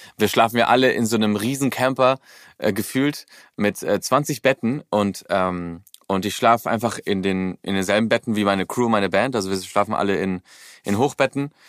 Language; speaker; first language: German; early bilingual, heritage; German